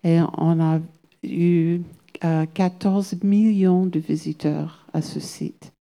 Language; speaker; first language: French; non-native, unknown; English